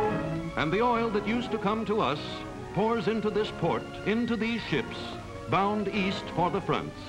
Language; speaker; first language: English; native; English